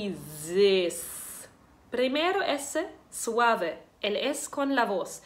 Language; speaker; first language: Spanish; non-native, fluent; German